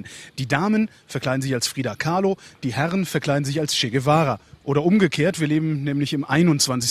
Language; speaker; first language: German; native; German